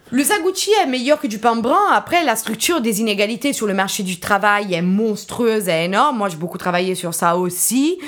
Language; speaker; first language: French; non-native, fluent; Italian